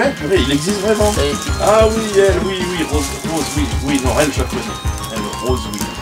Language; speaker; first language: French; native; French